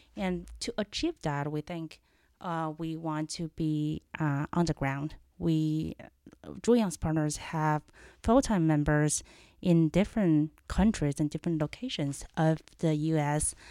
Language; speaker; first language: English; non-native, fluent; Chinese